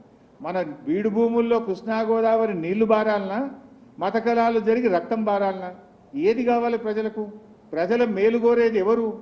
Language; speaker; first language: Telugu; native; Telugu